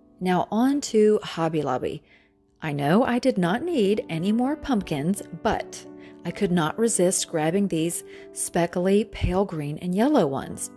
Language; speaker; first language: English; native; English